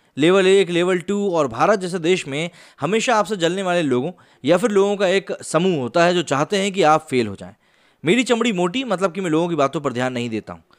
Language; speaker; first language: Hindi; native; Hindi